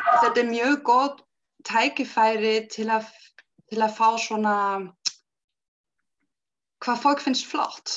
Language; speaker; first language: Icelandic; non-native, learner; German